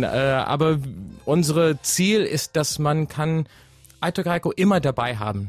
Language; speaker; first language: German; non-native, fluent; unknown